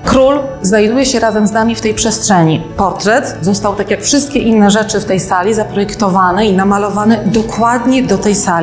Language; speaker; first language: Polish; native; Polish